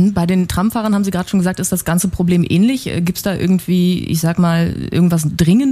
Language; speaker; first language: German; native; German